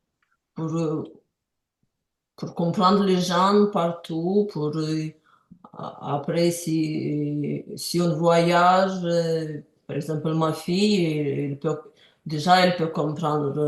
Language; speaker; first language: French; non-native, learner; Ukrainian